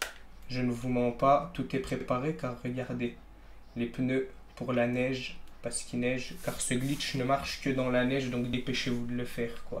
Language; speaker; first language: French; native; French